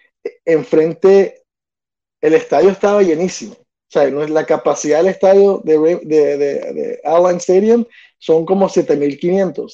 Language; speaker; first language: Spanish; early bilingual, other home language; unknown